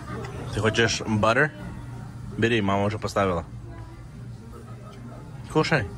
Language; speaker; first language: Russian; early bilingual, heritage; Russian